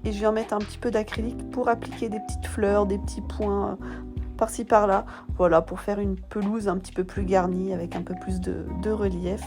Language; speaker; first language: French; native; French